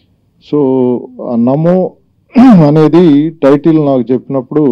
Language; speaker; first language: Telugu; native; Telugu